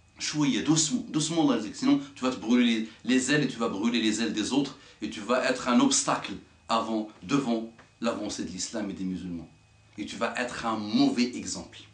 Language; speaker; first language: French; non-native, local second language; Arabic